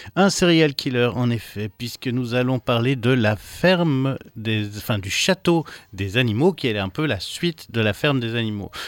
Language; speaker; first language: French; native; French